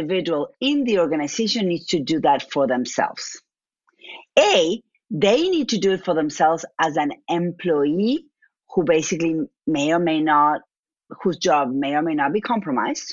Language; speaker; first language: English; non-native, fluent; Spanish